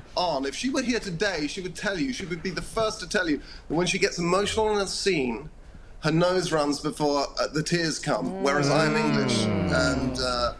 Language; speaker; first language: English; native; English